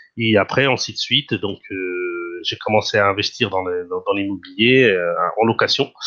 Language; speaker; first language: French; non-native, fluent; Portuguese